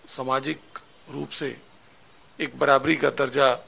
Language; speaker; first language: Hindi; native; Hindi